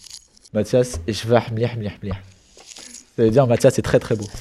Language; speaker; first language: French; early bilingual, other home language; Kabyle